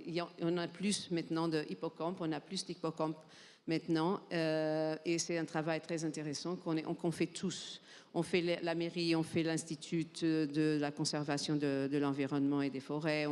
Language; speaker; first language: French; non-native, fluent; Portuguese